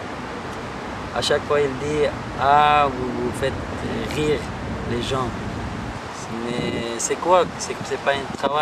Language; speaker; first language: French; non-native, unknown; Persian